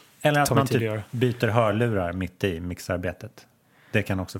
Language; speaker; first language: Swedish; native; Swedish